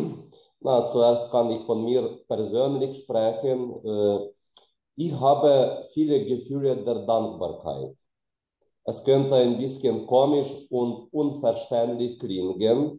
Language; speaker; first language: German; non-native, fluent; Ukrainian